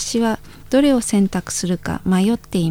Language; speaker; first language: Japanese; non-native, learner; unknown